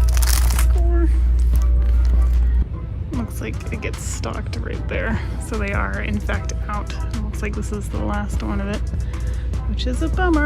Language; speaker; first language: English; native; English